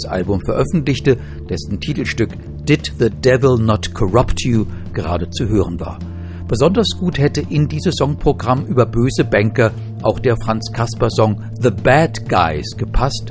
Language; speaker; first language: German; native; German